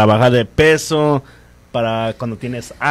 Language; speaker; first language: Spanish; native; Spanish